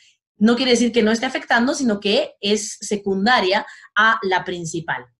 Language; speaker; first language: Spanish; native; Spanish